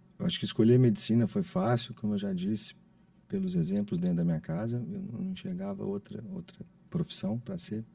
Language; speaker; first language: Portuguese; native; Portuguese